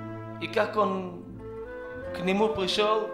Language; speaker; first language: Russian; non-native, learner; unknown